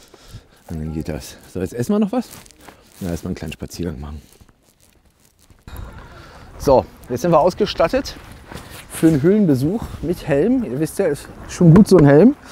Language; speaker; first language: German; native; German